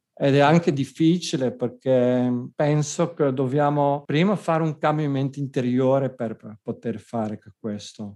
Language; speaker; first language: Italian; non-native, fluent; Dutch